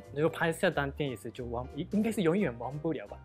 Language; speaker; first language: Chinese; non-native, fluent; Japanese